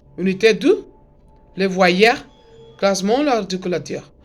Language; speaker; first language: French; non-native, learner; Spanish